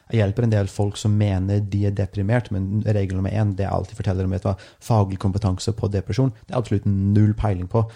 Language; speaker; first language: Norwegian; non-native, fluent; English